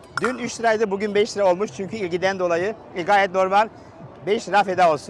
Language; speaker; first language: Turkish; native; Turkish